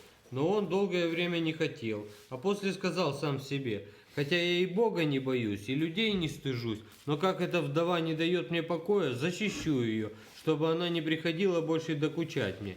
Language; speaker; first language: Russian; native; Russian